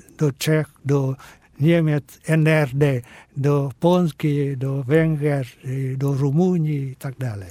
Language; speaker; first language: Polish; non-native, fluent; Vietnamese